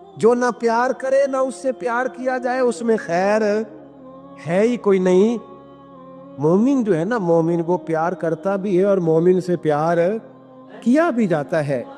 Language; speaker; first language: Urdu; non-native, local second language; Punjabi